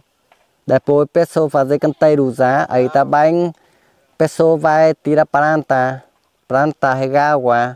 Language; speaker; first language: Portuguese; non-native, learner; Vietnamese